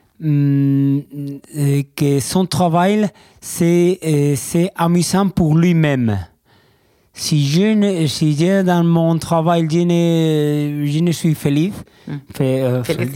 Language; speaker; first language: French; non-native, learner; Spanish